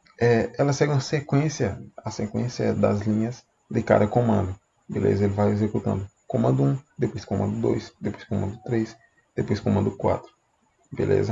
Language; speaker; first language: Portuguese; native; Portuguese